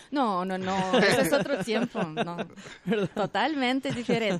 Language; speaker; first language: Spanish; non-native, fluent; Russian